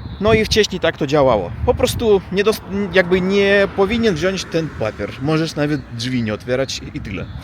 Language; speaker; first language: Polish; non-native, learner; Russian